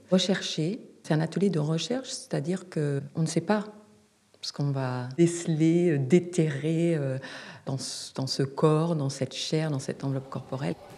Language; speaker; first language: French; native; French